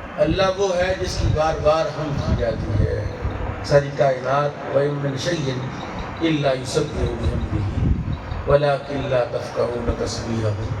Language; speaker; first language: Urdu; non-native, local second language; Punjabi